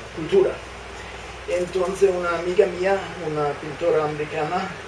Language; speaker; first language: Spanish; non-native, fluent; Danish